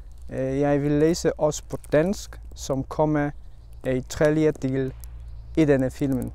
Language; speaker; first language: Danish; non-native, learner; Polish